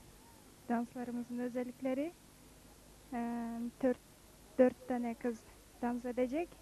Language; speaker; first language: Turkish; non-native, learner; Kyrgyz